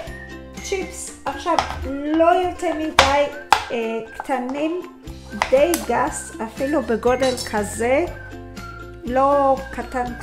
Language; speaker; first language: Hebrew; non-native, fluent; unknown